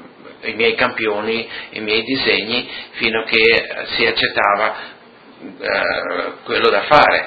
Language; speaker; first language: Italian; non-native, local second language; Friulian